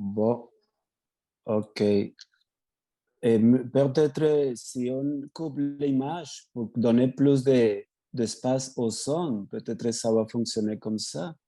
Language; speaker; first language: French; non-native, fluent; Spanish